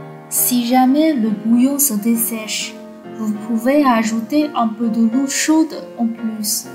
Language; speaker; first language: French; non-native, fluent; Chinese